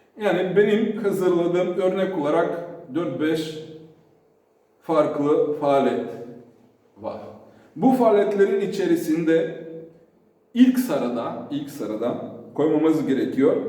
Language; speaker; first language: Turkish; non-native, fluent; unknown